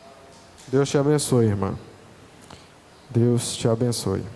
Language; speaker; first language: Portuguese; native; Portuguese